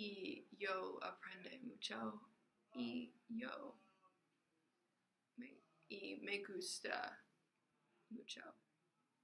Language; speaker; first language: Spanish; non-native, learner; English